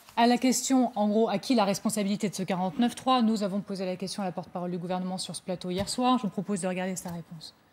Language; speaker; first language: French; native; French